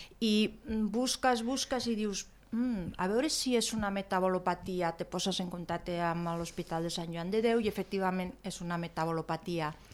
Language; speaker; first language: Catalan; non-native, local second language; Spanish